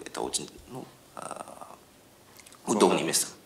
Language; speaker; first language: Russian; non-native, fluent; Japanese